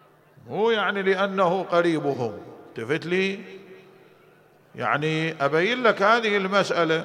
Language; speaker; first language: Arabic; native; Arabic